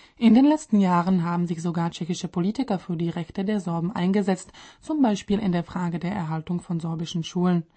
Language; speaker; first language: German; non-native, fluent; Czech